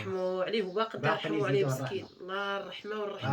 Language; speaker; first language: Arabic; native; Arabic